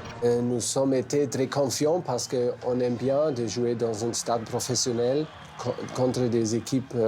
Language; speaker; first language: French; non-native, fluent; German